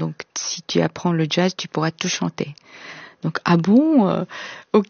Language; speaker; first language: French; non-native, fluent; Korean